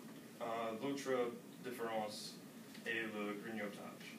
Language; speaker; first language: French; non-native, learner; English